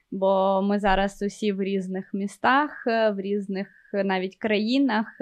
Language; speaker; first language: Ukrainian; non-native, local second language; Russian